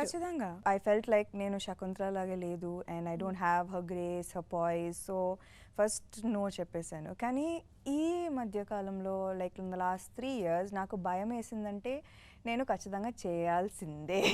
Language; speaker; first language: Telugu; non-native, fluent; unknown